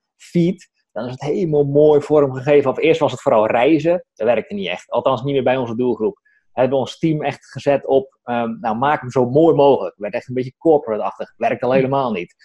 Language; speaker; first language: Dutch; native; Dutch